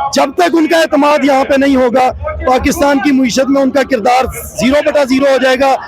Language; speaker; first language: Urdu; native; Urdu